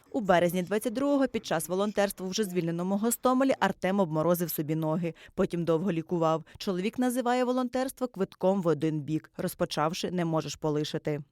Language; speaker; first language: Ukrainian; native; Ukrainian